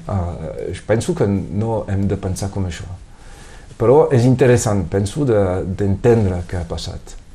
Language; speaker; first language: Catalan; non-native, local second language; French